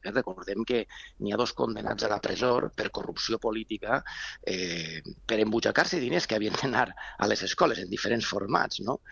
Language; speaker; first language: Catalan; native; Catalan